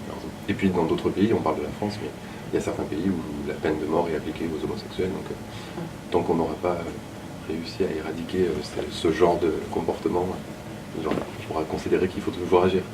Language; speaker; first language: French; native; French